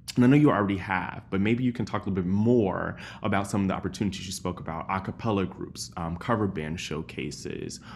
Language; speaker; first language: English; native; English